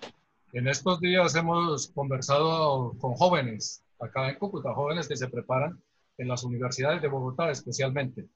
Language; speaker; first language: Spanish; native; Spanish